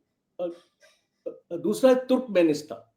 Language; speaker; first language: Hindi; native; Hindi